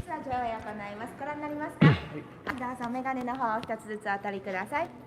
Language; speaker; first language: Japanese; native; Japanese